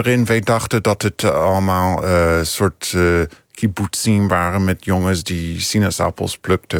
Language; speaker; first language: Dutch; non-native, fluent; English